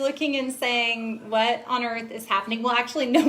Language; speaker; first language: English; native; English